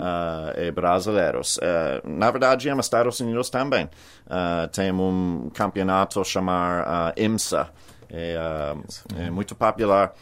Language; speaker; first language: Portuguese; non-native, learner; English